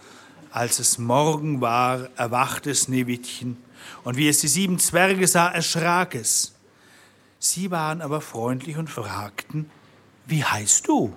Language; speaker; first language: German; native; German